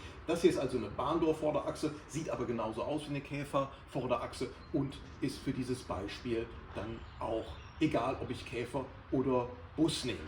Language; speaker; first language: German; native; German